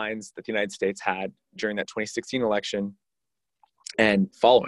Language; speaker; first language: English; native; English